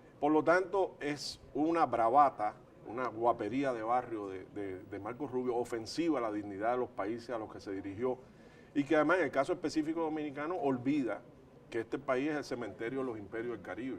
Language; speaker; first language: Spanish; native; Spanish